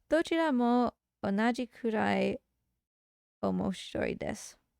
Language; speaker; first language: Japanese; non-native, learner; English